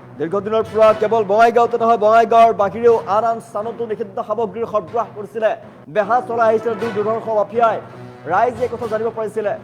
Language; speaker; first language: Assamese; native; Assamese